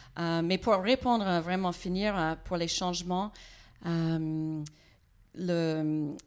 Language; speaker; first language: French; non-native, fluent; English